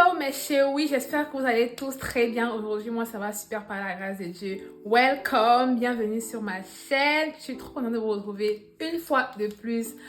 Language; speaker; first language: French; native; French